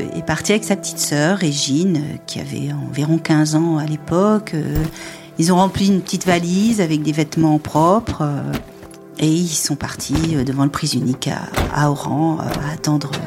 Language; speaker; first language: French; native; French